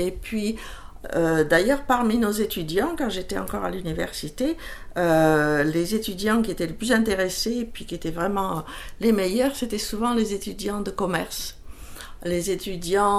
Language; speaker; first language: French; native; French